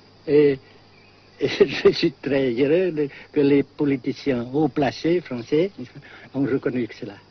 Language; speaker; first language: French; non-native, fluent; Vietnamese